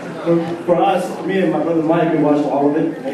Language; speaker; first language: English; native; English